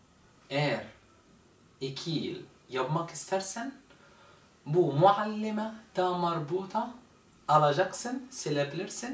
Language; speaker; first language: Turkish; non-native, fluent; Arabic